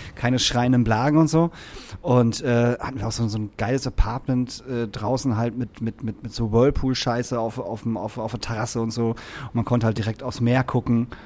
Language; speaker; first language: German; native; German